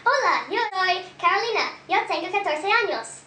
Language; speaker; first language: Spanish; non-native, learner; English